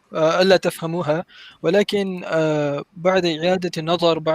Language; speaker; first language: Arabic; non-native, learner; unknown